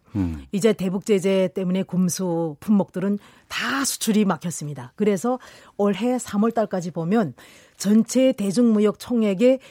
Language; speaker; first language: Korean; native; Korean